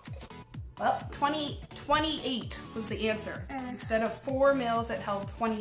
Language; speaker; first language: English; native; English